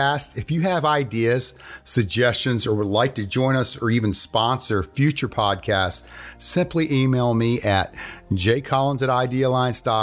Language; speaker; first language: English; native; English